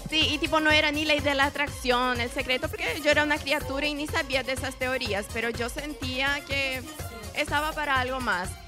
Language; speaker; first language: Spanish; non-native, local second language; Portuguese